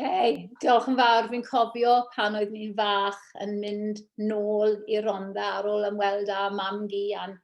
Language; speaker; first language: Welsh; non-native, local second language; English